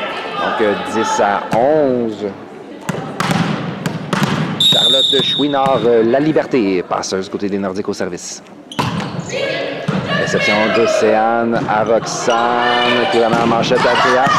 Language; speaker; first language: French; native; French